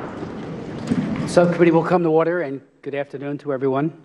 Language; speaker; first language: English; native; English